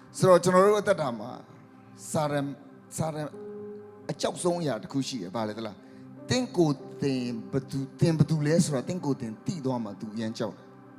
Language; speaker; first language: Burmese; non-native, local second language; S'gaw Karen